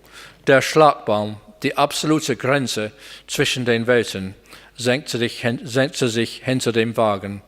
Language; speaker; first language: German; non-native, fluent; English